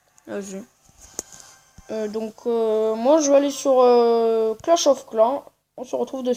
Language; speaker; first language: French; native; French